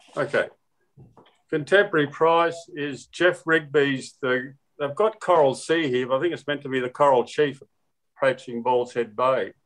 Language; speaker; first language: English; native; English